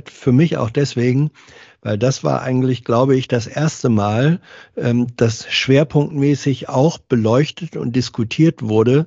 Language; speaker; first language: German; native; German